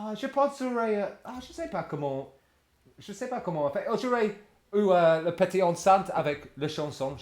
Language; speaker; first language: French; non-native, fluent; English